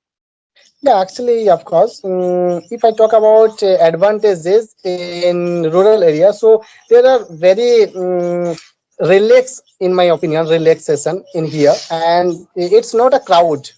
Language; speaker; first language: English; non-native, learner; Bangla